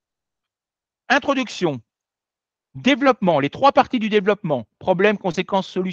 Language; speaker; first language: French; native; French